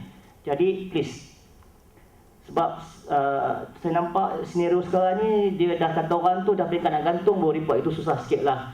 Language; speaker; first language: Malay; native; Malay